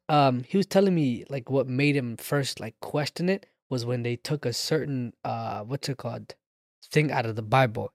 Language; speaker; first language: English; early bilingual, other home language; Somali